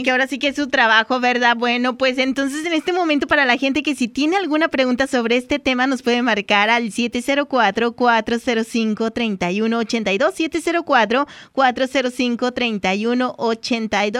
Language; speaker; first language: Spanish; native; Spanish